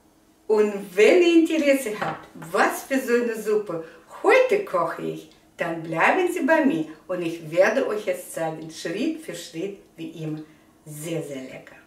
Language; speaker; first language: German; non-native, fluent; Russian